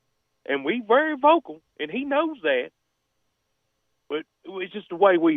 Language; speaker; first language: English; native; English